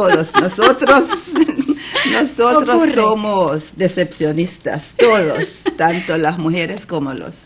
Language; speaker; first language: Spanish; non-native, fluent; English